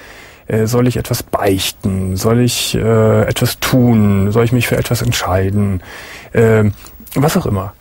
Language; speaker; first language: German; native; German